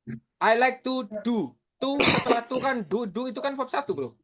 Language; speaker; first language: English; non-native, fluent; Indonesian